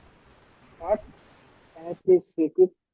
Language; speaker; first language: English; non-native, learner; Bangla